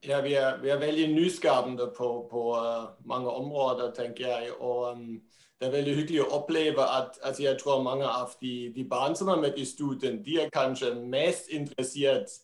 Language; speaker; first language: Norwegian; non-native, fluent; German